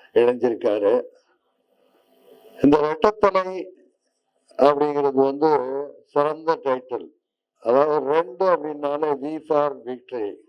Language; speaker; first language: Tamil; native; Tamil